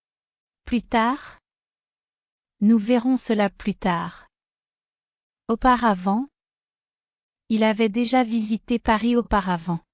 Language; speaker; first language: French; non-native, fluent; Spanish